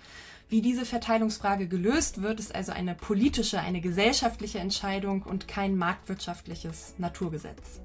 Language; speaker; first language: German; native; German